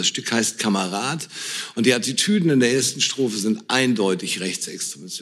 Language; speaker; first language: German; native; German